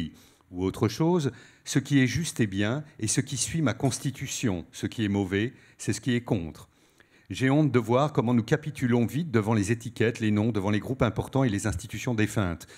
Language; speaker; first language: French; native; French